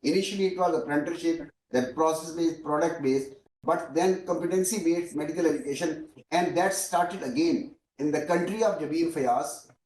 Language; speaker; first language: English; non-native, local second language; Urdu